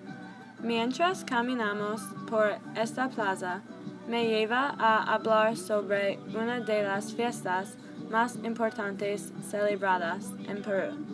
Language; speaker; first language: Spanish; non-native, learner; English